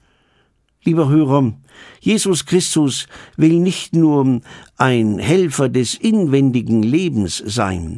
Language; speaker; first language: German; native; German